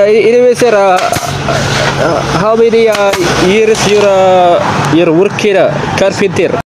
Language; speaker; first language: English; non-native, local second language; Cebuano